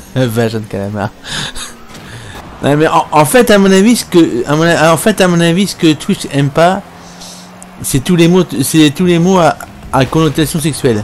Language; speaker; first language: French; native; French